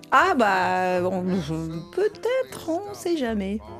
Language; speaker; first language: French; non-native, fluent; English